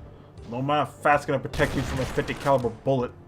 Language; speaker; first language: English; native; English